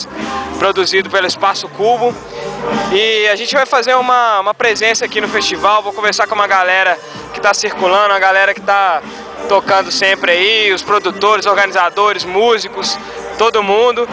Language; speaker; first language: Portuguese; native; Portuguese